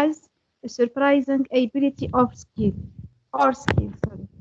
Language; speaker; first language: English; non-native, learner; Arabic